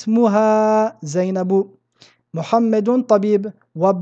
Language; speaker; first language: Arabic; non-native, fluent; French